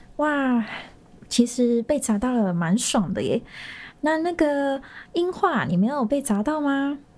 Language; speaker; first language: Chinese; native; Chinese